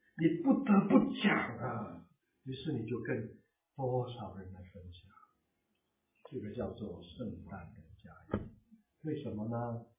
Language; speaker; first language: Chinese; non-native, local second language; Cantonese